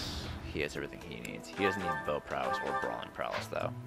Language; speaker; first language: English; native; English